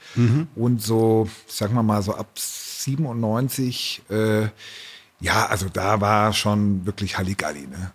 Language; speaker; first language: German; native; German